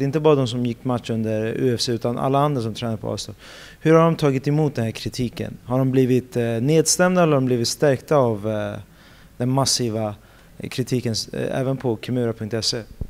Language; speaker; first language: Swedish; native; Swedish